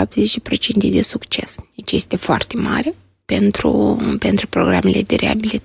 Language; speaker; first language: Romanian; native; Romanian